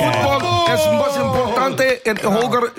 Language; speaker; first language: Spanish; non-native, learner; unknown